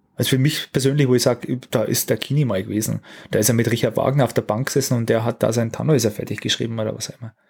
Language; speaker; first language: German; native; German